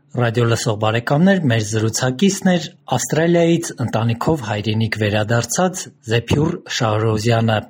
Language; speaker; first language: Armenian; native; Armenian